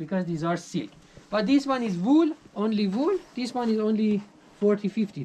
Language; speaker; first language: English; non-native, fluent; Persian